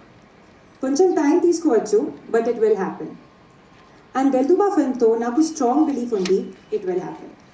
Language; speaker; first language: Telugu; non-native, learner; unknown